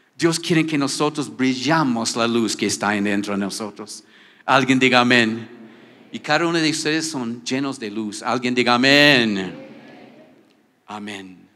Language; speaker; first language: Spanish; non-native, fluent; English